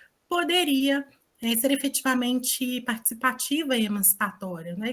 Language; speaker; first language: Portuguese; native; Portuguese